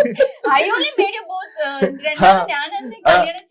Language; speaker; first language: Malayalam; non-native, learner; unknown